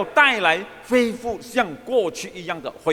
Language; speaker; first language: Chinese; early bilingual, heritage; Chinese